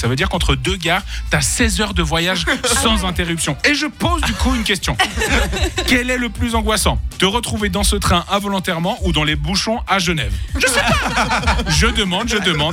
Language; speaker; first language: French; native; French